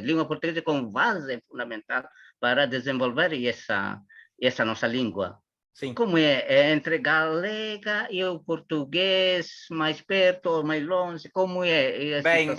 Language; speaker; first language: Portuguese; non-native, learner; Tetum